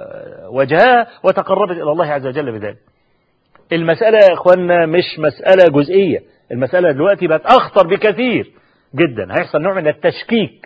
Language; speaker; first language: Arabic; native; Arabic